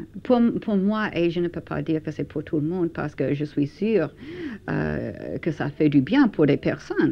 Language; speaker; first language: French; non-native, fluent; English